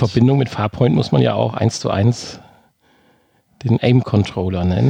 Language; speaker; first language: German; native; German